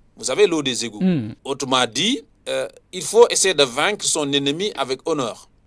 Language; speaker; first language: French; non-native, local second language; Wolof